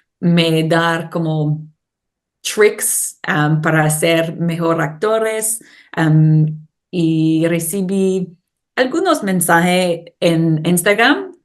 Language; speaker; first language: Spanish; non-native, learner; English